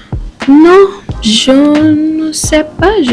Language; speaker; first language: French; non-native, learner; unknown